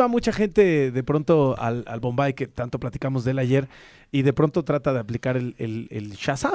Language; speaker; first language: Spanish; native; Spanish